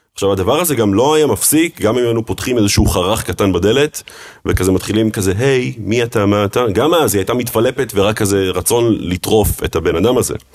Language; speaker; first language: Hebrew; early bilingual, other home language; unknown